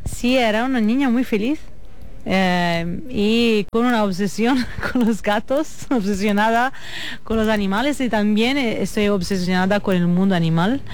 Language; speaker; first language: Spanish; non-native, fluent; Italian